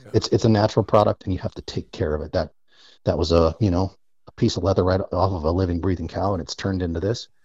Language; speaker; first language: English; native; English